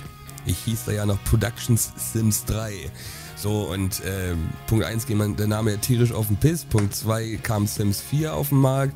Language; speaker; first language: German; native; German